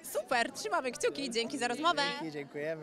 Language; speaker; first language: Polish; native; Polish